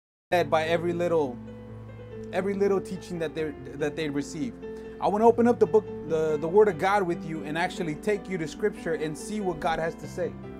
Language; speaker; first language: English; early bilingual, other home language; Spanish